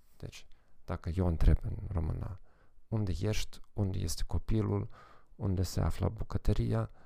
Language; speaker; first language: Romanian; non-native, fluent; German